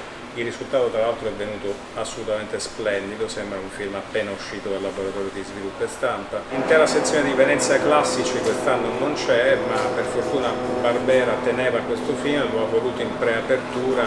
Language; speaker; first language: Italian; native; Italian